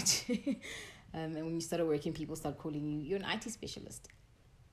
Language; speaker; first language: English; non-native, local second language; Tswana